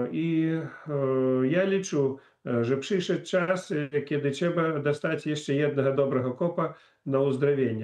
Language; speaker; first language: Polish; non-native, fluent; Russian